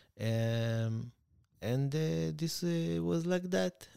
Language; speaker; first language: English; non-native, learner; Hebrew